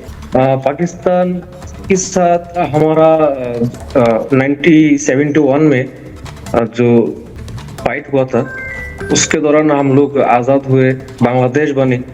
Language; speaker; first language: Hindi; non-native, fluent; Bangla